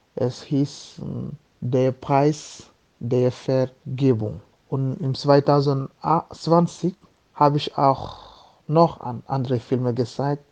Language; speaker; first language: German; non-native, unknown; Wolof